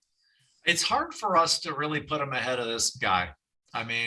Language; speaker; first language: English; native; English